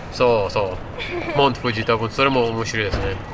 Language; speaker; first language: Japanese; non-native, learner; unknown